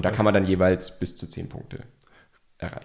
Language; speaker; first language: German; native; German